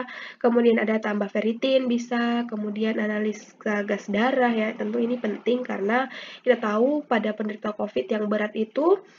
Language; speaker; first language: Indonesian; native; Indonesian